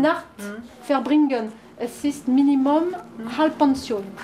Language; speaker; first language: German; non-native, fluent; French